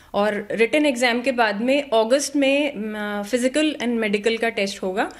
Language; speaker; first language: Hindi; native; Hindi